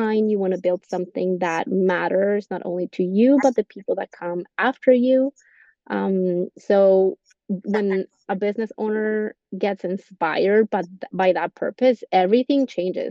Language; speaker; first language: English; non-native, fluent; Spanish